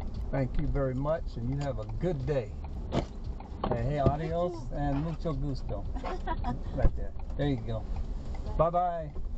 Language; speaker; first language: English; native; English